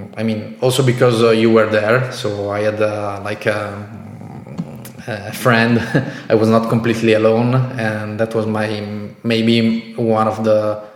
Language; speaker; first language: English; non-native, fluent; Italian